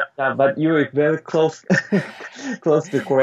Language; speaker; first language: English; non-native, learner; Japanese